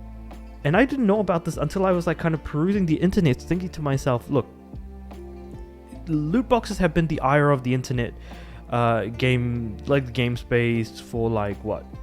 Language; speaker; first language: English; native; English